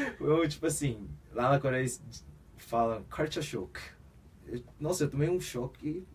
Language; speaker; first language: Portuguese; early bilingual, other home language; Korean